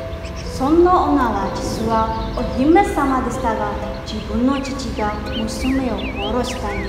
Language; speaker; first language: Japanese; non-native, learner; Indonesian